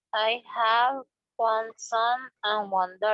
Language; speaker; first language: English; non-native, learner; Spanish